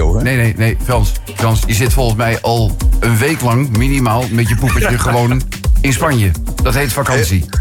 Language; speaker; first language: Dutch; native; Dutch